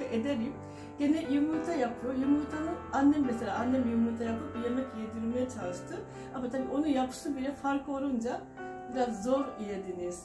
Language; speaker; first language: Turkish; non-native, fluent; Japanese